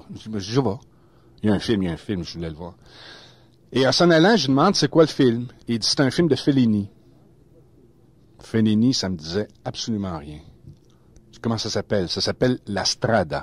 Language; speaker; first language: French; native; French